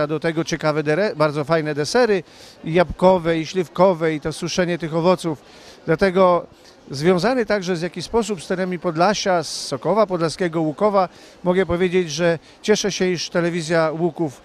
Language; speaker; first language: Polish; native; Polish